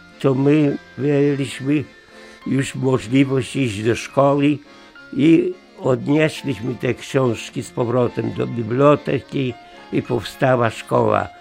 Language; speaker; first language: Polish; native; Polish